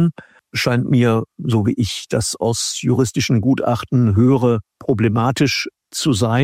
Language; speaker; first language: German; native; German